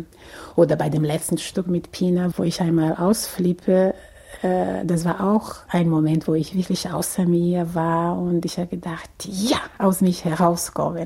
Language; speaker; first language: German; non-native, fluent; Portuguese